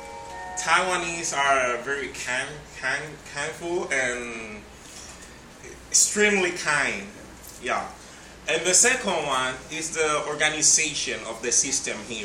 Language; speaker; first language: English; non-native, fluent; Spanish